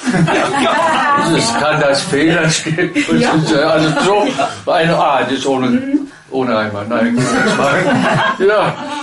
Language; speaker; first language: German; non-native, fluent; Danish